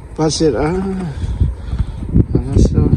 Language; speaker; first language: Russian; non-native, learner; Lao